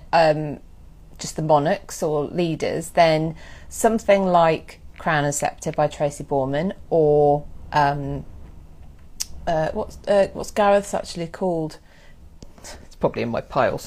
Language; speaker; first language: English; native; English